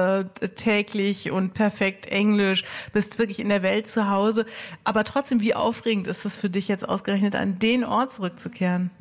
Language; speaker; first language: German; native; German